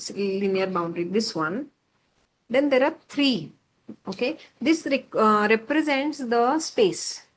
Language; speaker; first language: English; non-native, local second language; Marathi